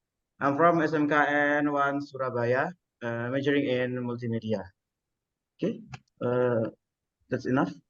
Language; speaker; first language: English; non-native, learner; Indonesian